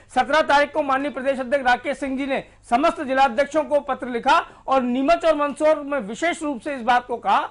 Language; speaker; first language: Hindi; native; Hindi